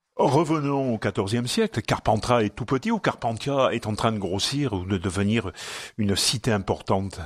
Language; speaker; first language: French; native; French